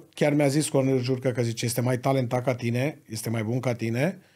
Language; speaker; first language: Romanian; native; Romanian